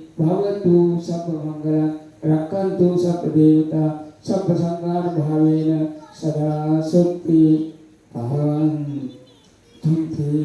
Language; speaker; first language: Marathi; non-native, fluent; Sinhala